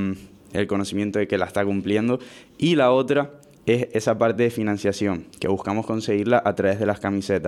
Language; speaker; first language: Spanish; native; Spanish